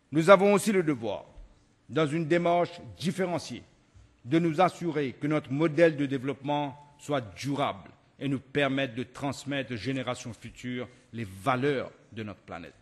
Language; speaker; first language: French; non-native, local second language; Morisyen